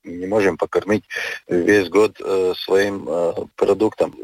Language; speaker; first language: Russian; non-native, local second language; Latvian